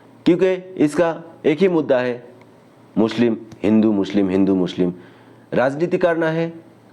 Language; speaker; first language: Hindi; non-native, local second language; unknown